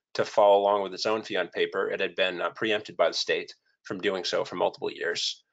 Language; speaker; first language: English; native; English